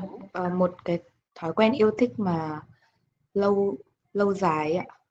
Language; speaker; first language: Vietnamese; native; Vietnamese